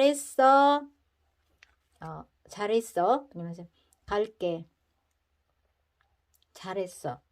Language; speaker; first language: Korean; non-native, fluent; Filipino